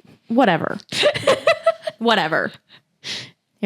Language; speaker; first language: English; native; English